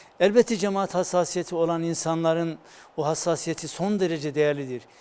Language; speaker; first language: Turkish; native; Turkish